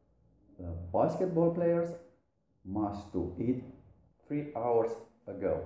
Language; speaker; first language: English; non-native, learner; Romanian